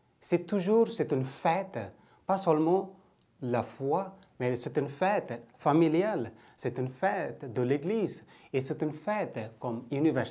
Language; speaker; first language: French; non-native, fluent; Bangla